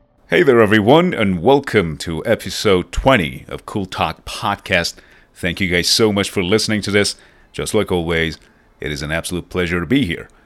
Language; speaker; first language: English; non-native, fluent; Persian